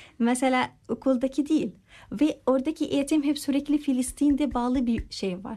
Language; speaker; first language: Turkish; non-native, learner; Arabic